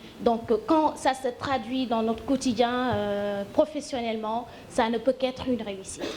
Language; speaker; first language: French; non-native, local second language; Wolof